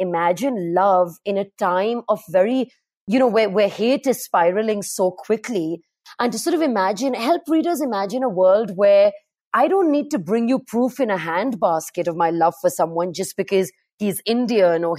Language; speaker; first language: English; non-native, local second language; Urdu